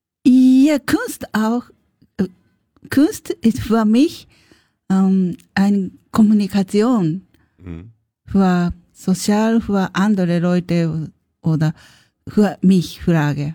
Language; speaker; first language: German; non-native, learner; Japanese